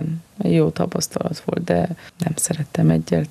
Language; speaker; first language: Hungarian; non-native, fluent; Romanian